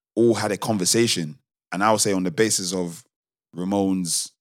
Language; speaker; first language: English; native; English